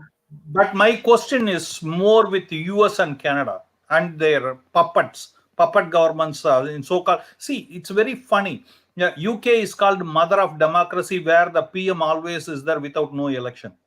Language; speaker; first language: English; non-native, local second language; Hindi